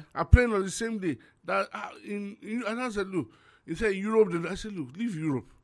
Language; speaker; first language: English; non-native, local second language; Yoruba